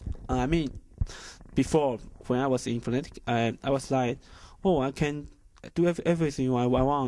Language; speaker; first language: English; non-native, learner; Chinese